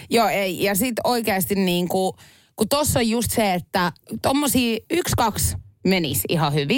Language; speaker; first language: Finnish; native; Finnish